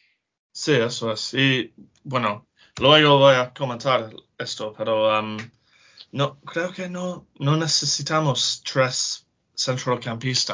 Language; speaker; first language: Spanish; non-native, learner; English